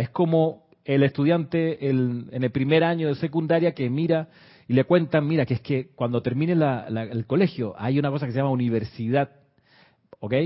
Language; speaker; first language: Spanish; native; Spanish